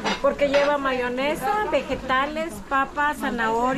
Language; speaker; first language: Spanish; native; Spanish